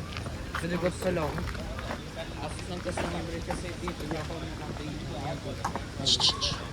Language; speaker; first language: Swedish; early bilingual, other home language; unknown